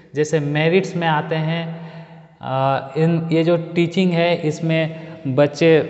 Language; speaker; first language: Hindi; native; Hindi